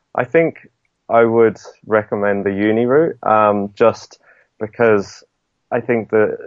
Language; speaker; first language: English; native; English